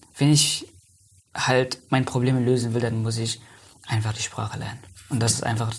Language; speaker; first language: German; non-native, fluent; Persian